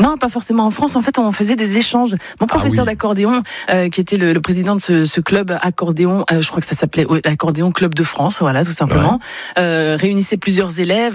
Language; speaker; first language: French; native; French